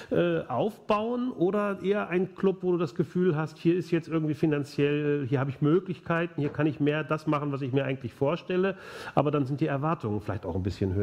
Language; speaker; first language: German; native; German